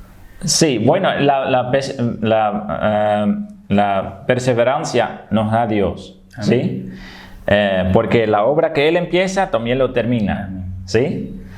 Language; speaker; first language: Spanish; non-native, fluent; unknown